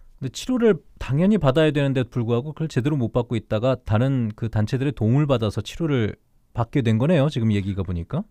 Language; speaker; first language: Korean; native; Korean